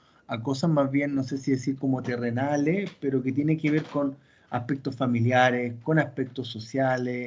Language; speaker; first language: Spanish; native; Spanish